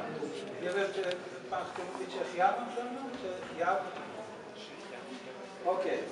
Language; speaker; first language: Polish; non-native, learner; Hebrew